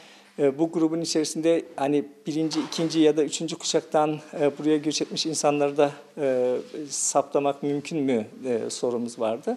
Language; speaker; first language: Turkish; native; Turkish